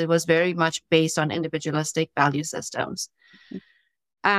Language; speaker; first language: English; non-native, local second language; Gujarati